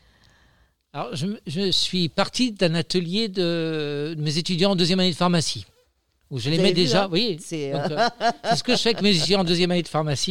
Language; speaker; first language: French; native; French